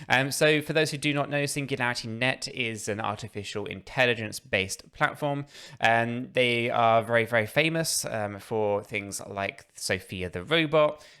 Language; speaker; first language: English; native; English